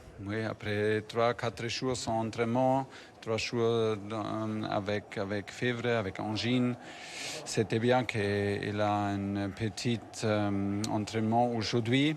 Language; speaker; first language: French; non-native, fluent; German